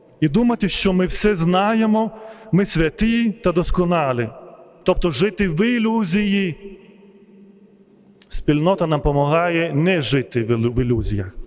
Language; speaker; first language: Ukrainian; non-native, fluent; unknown